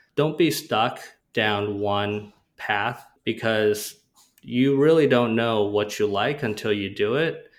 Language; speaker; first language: English; native; English